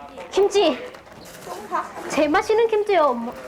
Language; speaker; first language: Korean; non-native, local second language; Lao